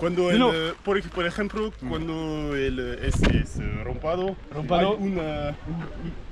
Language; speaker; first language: Spanish; non-native, learner; French